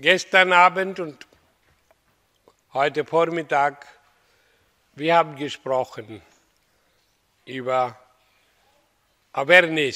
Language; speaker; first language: German; non-native, learner; Hindi